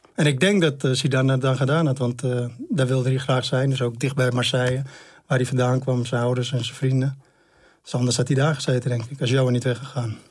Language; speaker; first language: Dutch; native; Dutch